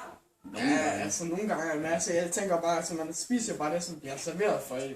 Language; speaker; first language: Danish; native; Danish